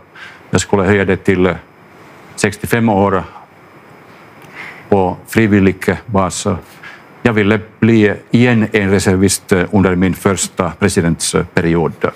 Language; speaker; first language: Swedish; non-native, local second language; Finnish